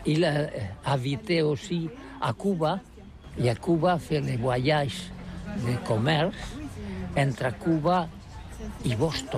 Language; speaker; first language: French; non-native, learner; Catalan